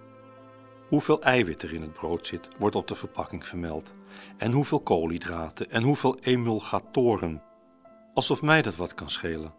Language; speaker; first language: Dutch; native; Dutch